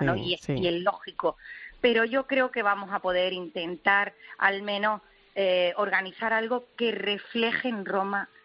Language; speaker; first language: Spanish; native; Spanish